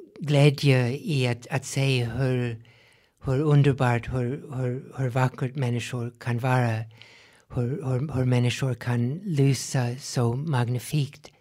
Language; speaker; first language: Swedish; non-native, fluent; English